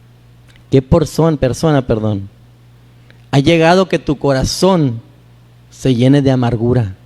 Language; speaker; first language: Spanish; native; Spanish